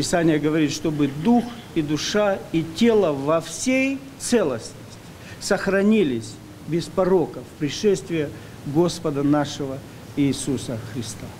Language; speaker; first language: Russian; native; Russian